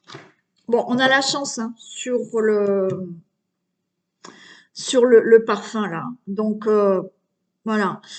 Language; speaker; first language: French; native; French